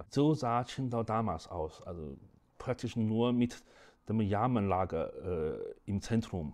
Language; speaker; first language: German; non-native, fluent; Chinese